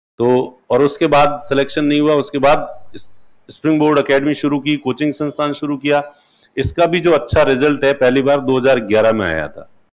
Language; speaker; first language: Hindi; non-native, local second language; Marwari